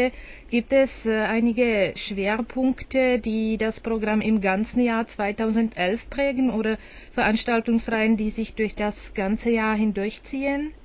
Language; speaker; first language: German; non-native, fluent; Czech